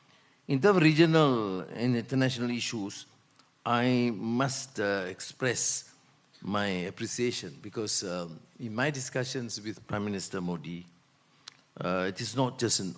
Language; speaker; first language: English; non-native, local second language; Malay